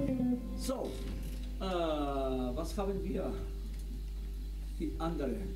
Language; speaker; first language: German; non-native, learner; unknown